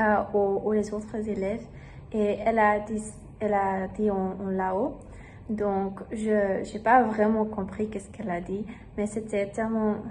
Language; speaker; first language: French; non-native, learner; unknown